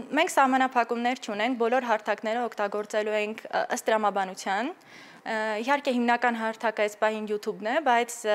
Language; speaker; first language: Armenian; native; Armenian